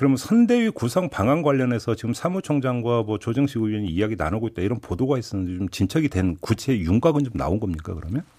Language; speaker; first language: Korean; native; Korean